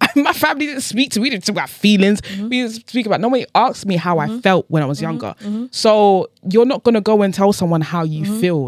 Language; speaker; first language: English; native; English